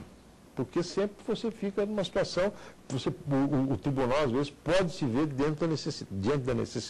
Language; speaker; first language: Portuguese; native; Portuguese